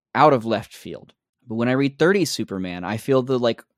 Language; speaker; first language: English; native; English